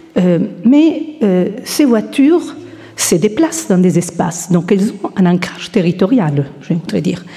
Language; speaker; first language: French; non-native, fluent; Italian